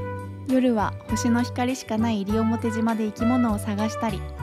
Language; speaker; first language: Japanese; native; Japanese